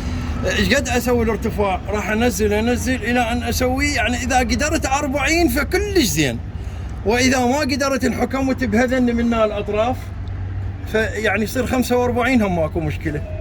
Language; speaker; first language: Arabic; native; Arabic